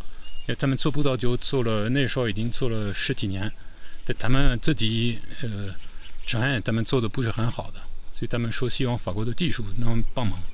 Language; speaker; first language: Chinese; non-native, fluent; French